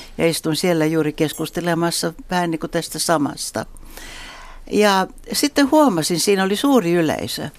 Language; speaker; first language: Finnish; non-native, local second language; Swedish